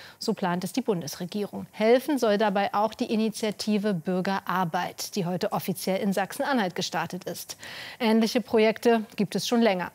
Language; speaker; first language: German; native; German